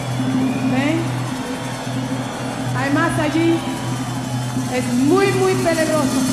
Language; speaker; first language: Spanish; non-native, learner; English